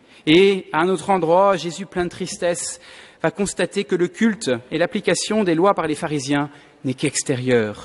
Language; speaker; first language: French; native; French